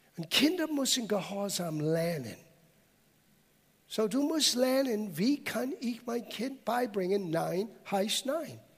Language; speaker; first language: German; non-native, fluent; English